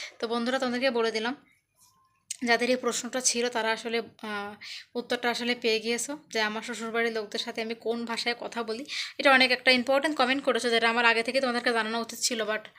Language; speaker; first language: Bangla; native; Bangla